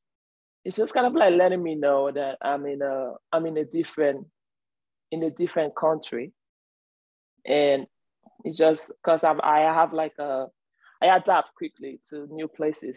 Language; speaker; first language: English; non-native, local second language; Igbo